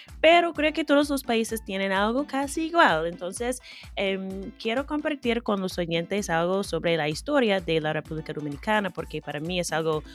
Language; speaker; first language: Spanish; non-native, fluent; English